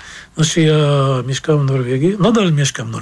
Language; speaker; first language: Polish; non-native, fluent; Arabic